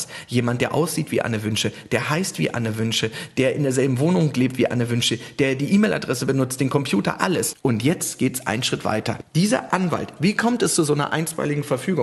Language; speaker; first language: German; native; German